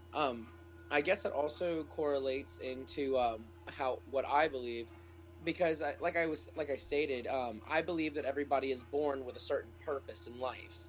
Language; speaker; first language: English; native; English